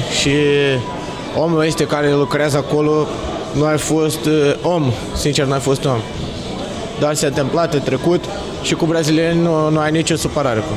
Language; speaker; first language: Romanian; non-native, learner; Portuguese